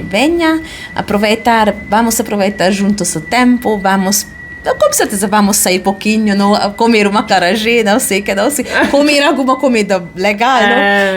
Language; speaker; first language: Portuguese; non-native, fluent; Hungarian